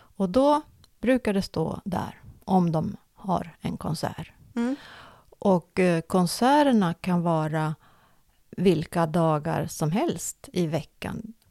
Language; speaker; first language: Swedish; native; Swedish